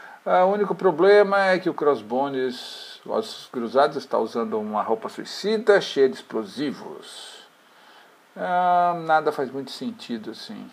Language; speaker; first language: Portuguese; native; Portuguese